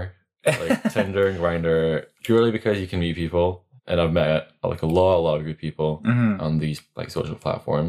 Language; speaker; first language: English; non-native, fluent; Latvian